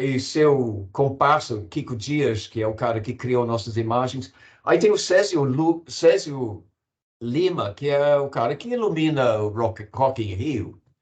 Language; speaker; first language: Portuguese; non-native, fluent; English